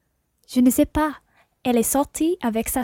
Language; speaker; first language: French; non-native, learner; English